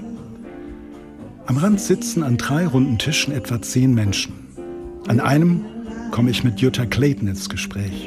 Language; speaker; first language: German; native; German